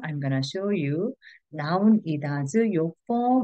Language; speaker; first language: English; non-native, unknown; Korean